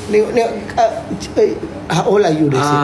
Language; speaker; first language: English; non-native, local second language; Malay